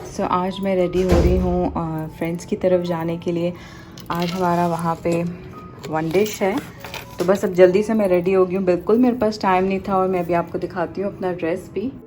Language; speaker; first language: Urdu; native; Urdu